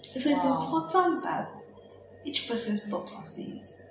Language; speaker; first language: English; non-native, local second language; Yoruba